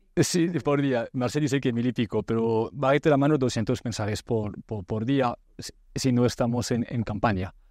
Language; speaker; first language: Spanish; non-native, fluent; French